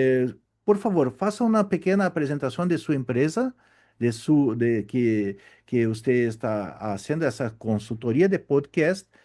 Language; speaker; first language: Spanish; non-native, learner; Portuguese